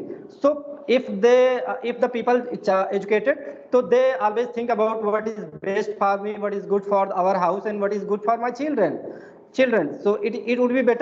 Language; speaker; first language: English; non-native, fluent; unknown